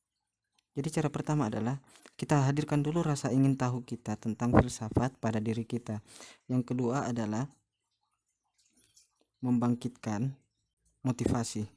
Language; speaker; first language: Indonesian; native; Indonesian